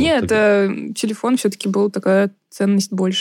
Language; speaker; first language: Russian; native; Russian